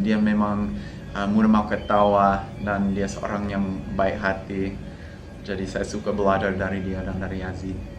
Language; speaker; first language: Indonesian; non-native, fluent; English